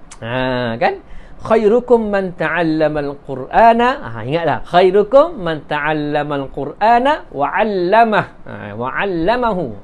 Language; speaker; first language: Malay; native; Malay